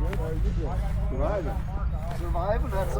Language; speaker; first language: English; native; English